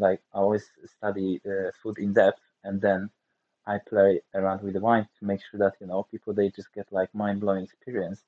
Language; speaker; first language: English; non-native, fluent; Polish